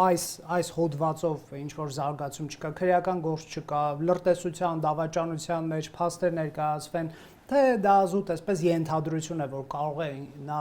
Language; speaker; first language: Armenian; native; Armenian